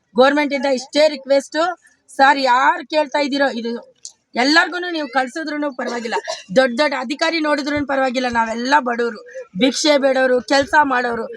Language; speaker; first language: Kannada; non-native, local second language; Urdu